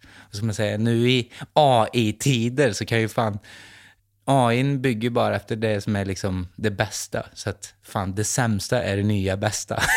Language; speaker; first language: Swedish; native; Swedish